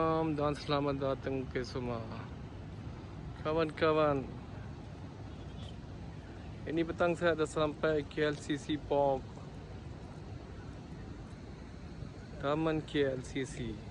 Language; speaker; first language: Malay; non-native, learner; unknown